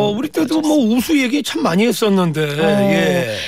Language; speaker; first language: Korean; native; Korean